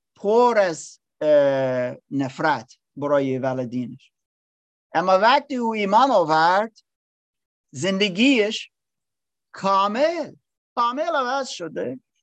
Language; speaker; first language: Persian; non-native, learner; English